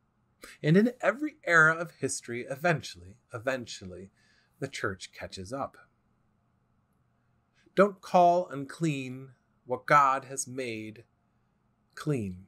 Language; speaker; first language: English; native; English